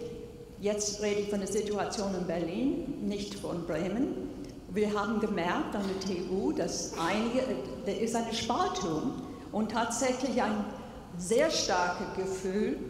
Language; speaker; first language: German; non-native, fluent; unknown